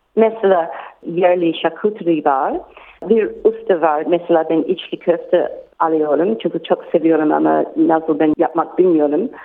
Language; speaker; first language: Turkish; non-native, learner; English